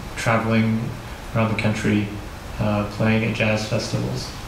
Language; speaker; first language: English; native; English